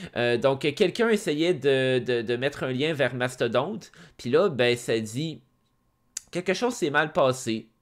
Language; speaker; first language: French; native; French